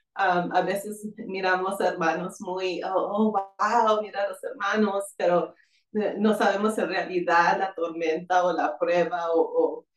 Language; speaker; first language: Spanish; early bilingual, heritage; Spanish